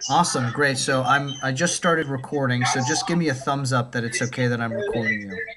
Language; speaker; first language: English; native; English